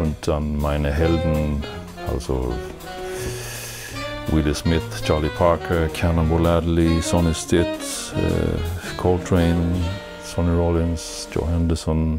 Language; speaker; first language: German; non-native, fluent; Swedish